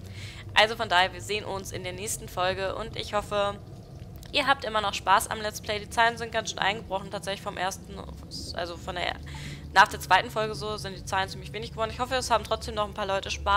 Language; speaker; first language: German; native; German